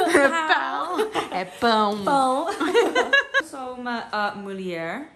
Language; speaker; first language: Portuguese; non-native, learner; English